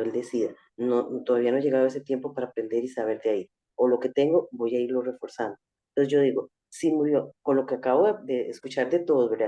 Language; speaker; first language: Spanish; native; Spanish